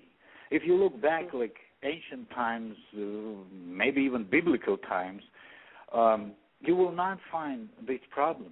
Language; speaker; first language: English; non-native, fluent; Russian